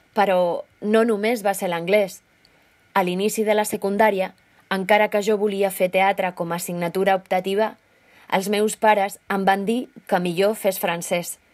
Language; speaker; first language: Catalan; non-native, local second language; Spanish